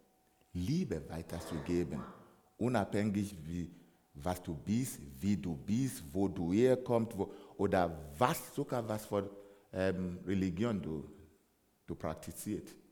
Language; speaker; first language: German; non-native, fluent; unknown